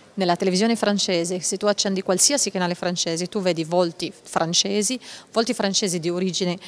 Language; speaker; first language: Italian; non-native, fluent; Hebrew